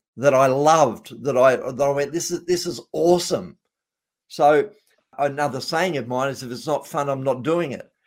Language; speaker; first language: English; native; English